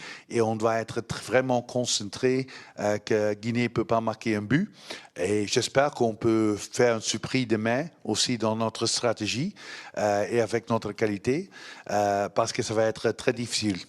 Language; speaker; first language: French; non-native, learner; Dutch